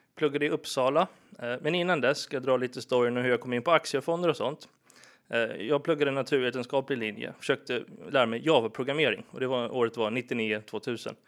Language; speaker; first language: Swedish; early bilingual, other home language; English